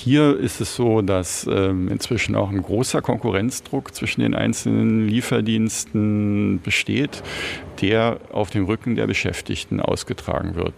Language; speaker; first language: German; native; German